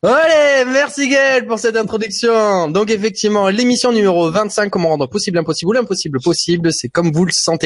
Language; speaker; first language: French; native; French